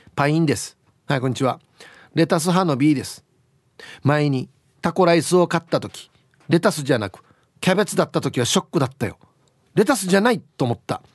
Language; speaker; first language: Japanese; native; Japanese